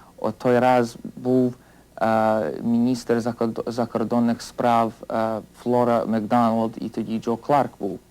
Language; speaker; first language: Ukrainian; early bilingual, heritage; Ukrainian